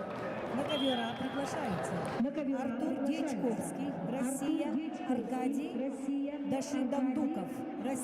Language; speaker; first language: Russian; non-native, local second language; Yakut